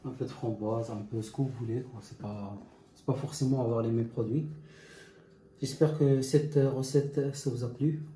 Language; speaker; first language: French; non-native, local second language; Arabic